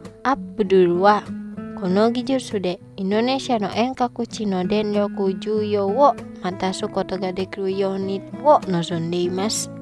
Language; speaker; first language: Japanese; non-native, fluent; Indonesian